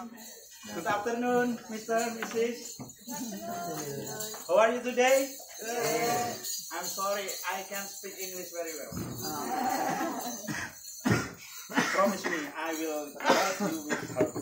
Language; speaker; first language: English; non-native, learner; Indonesian